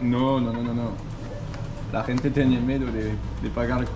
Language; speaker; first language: Spanish; non-native, learner; French